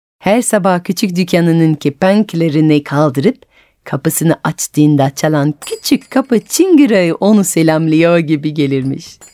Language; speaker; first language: Turkish; non-native, fluent; French